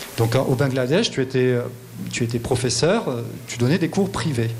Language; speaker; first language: French; native; French